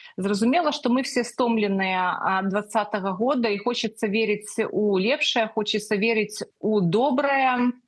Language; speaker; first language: Belarusian; native; Belarusian